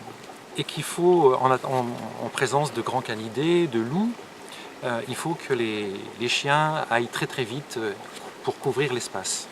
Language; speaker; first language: French; native; French